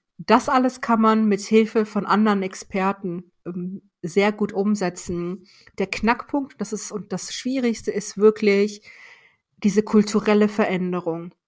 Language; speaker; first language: German; early bilingual, other home language; Persian